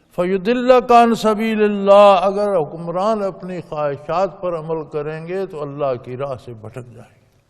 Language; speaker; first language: Urdu; non-native, local second language; Punjabi